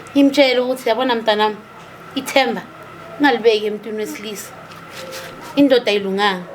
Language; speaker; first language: Zulu; native; Zulu